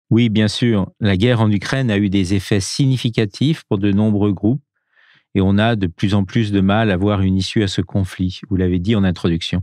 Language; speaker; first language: French; native; French